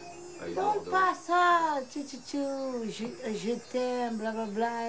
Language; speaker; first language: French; non-native, learner; Portuguese